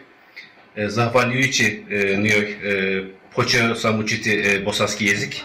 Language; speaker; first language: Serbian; non-native, learner; Turkish